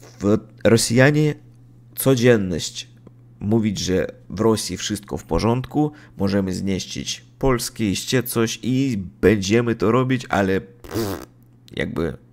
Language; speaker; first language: Polish; non-native, learner; Russian